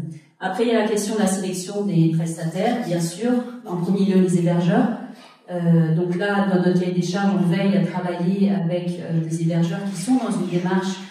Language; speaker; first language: French; native; French